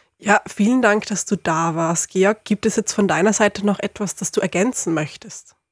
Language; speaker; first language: German; native; German